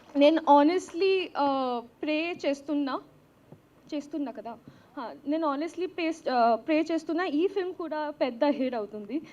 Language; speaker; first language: Telugu; non-native, learner; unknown